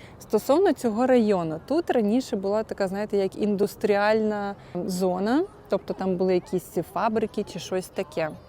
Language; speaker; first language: Ukrainian; non-native, local second language; Russian